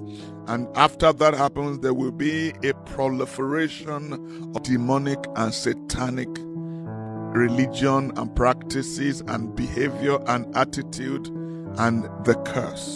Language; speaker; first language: English; non-native, local second language; Yoruba